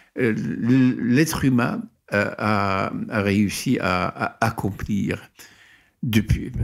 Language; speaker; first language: French; non-native, local second language; Arabic